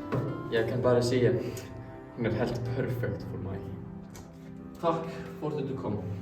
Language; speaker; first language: Swedish; non-native, learner; Icelandic